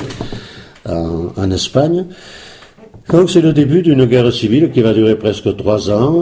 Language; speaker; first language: French; early bilingual, other home language; Spanish